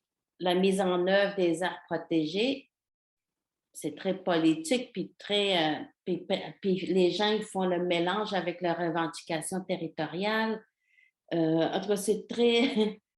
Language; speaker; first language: French; non-native, local second language; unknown